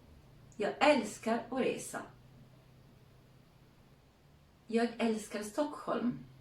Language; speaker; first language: Swedish; non-native, fluent; Serbian